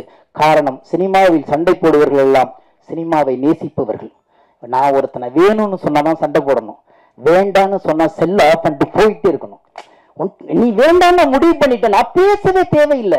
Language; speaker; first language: Tamil; native; Tamil